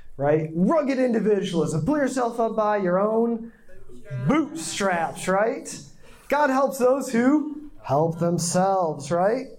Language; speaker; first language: English; native; English